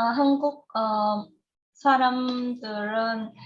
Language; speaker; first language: Korean; non-native, learner; Vietnamese